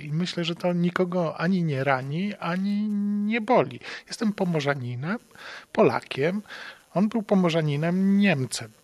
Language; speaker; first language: Polish; native; Polish